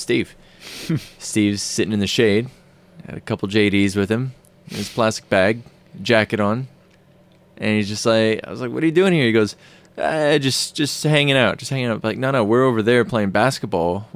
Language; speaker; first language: English; native; English